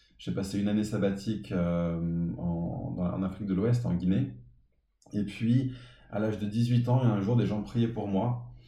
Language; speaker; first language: French; early bilingual, other home language; English